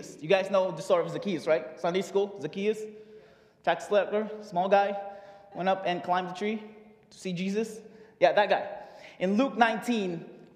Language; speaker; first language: English; non-native, local second language; Filipino